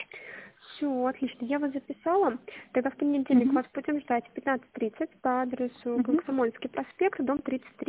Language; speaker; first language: Russian; native; Russian